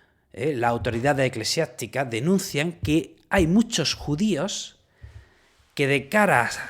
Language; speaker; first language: Spanish; native; Spanish